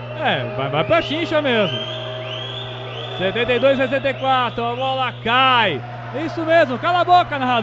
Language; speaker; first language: Portuguese; native; Portuguese